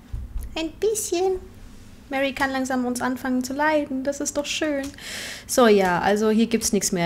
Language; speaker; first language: German; native; German